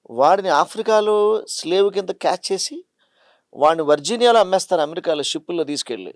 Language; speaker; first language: Telugu; native; Telugu